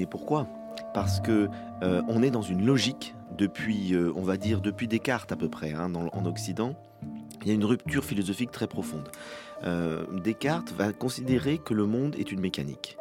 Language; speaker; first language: French; native; French